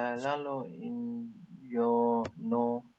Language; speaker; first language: Spanish; non-native, learner; English